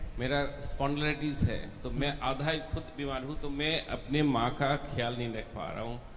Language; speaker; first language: Hindi; non-native, local second language; Bangla